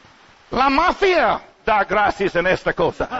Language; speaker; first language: Spanish; non-native, learner; English